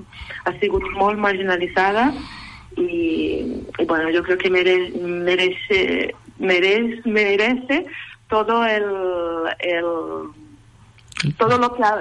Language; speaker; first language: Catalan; non-native, fluent; Portuguese